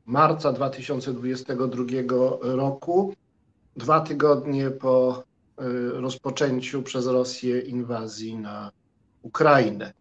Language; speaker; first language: Polish; native; Polish